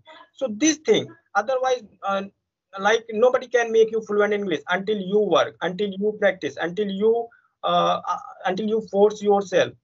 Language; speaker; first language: English; non-native, fluent; Hindi